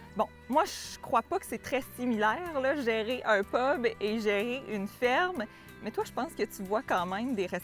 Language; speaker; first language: French; native; French